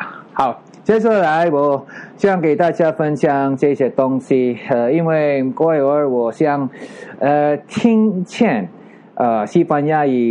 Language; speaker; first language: Chinese; non-native, learner; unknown